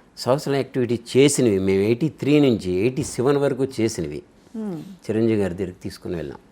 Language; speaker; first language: Telugu; native; Telugu